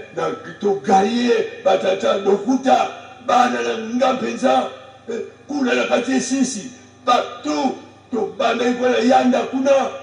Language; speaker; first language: Lingala; non-native, local second language; Kongo